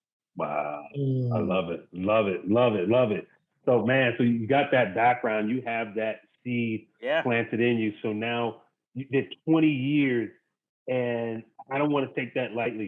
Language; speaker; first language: English; native; English